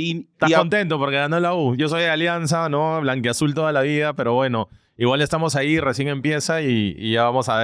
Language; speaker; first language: Spanish; native; Spanish